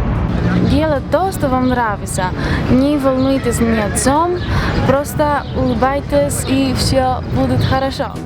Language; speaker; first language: Russian; non-native, fluent; Greek